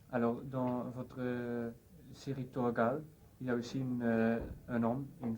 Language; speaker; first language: French; non-native, fluent; Dutch